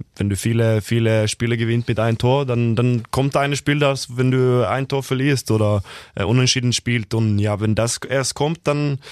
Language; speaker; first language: German; non-native, fluent; Norwegian